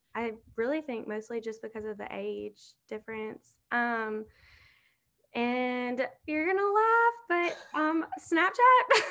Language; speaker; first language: English; native; English